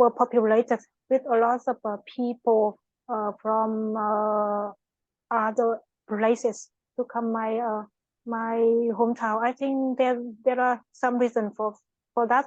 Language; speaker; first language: English; non-native, learner; Vietnamese